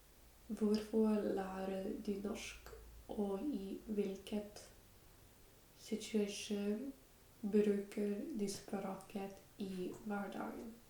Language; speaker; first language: Norwegian; non-native, learner; English